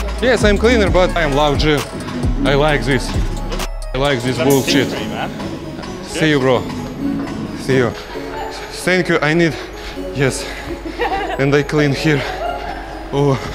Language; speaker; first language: English; non-native, learner; Russian